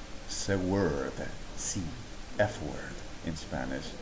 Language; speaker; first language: English; non-native, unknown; Spanish